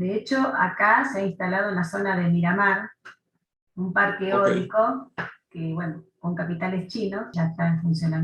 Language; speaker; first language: Spanish; native; Spanish